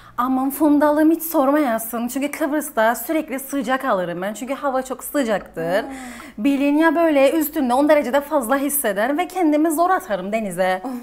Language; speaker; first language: Turkish; native; Turkish